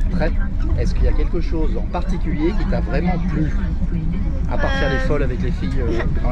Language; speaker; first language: French; native; French